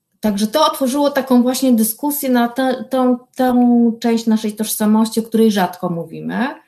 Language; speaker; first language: Polish; native; Polish